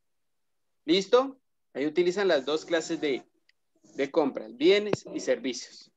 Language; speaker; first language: Spanish; native; Spanish